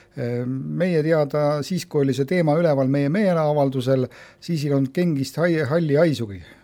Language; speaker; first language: Estonian; native; Estonian